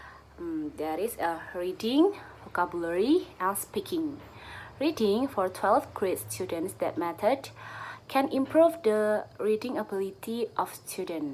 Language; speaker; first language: English; non-native, learner; Indonesian